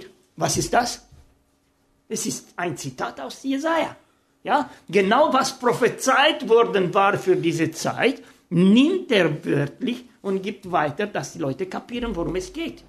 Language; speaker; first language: German; non-native, fluent; Romanian